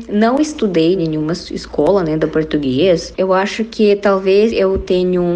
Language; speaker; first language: Portuguese; non-native, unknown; Russian